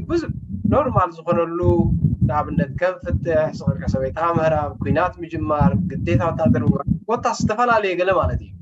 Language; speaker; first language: Tigrinya; native; Tigrinya